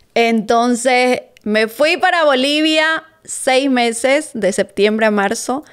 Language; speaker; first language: Spanish; native; Spanish